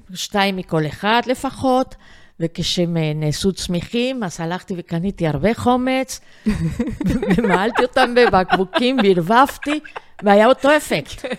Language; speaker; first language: Hebrew; non-native, fluent; Spanish